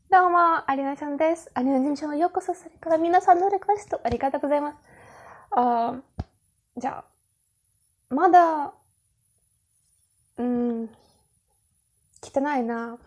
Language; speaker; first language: Japanese; non-native, learner; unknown